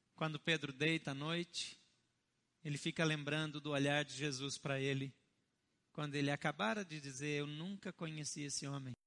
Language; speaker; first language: Portuguese; native; Portuguese